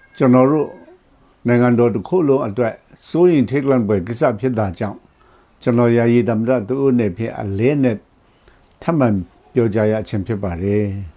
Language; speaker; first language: Burmese; non-native, local second language; Kachin